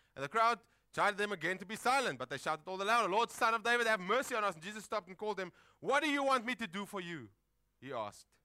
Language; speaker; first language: English; non-native, local second language; Afrikaans